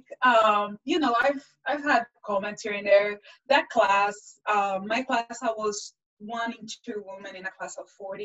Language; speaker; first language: English; non-native, fluent; Portuguese